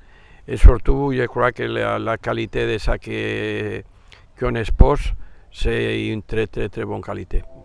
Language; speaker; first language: French; non-native, fluent; Spanish